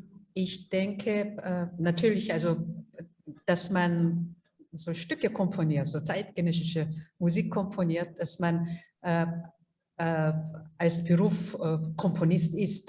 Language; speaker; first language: German; non-native, fluent; Korean